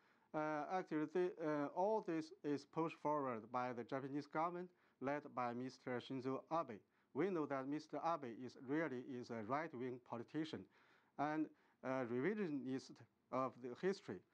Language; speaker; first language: English; non-native, fluent; Chinese